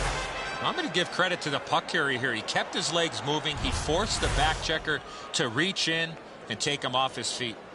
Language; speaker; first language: English; native; English